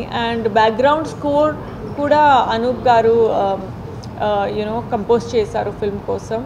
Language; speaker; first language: Telugu; non-native, fluent; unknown